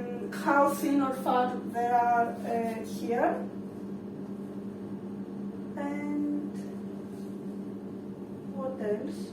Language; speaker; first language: English; non-native, learner; Greek